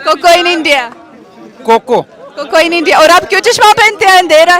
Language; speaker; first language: Hindi; non-native, learner; Russian